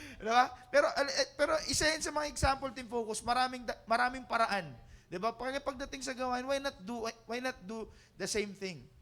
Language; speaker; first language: Filipino; native; Filipino